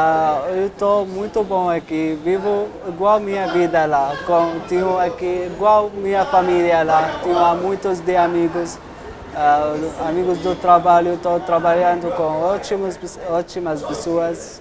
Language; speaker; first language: Portuguese; non-native, local second language; Arabic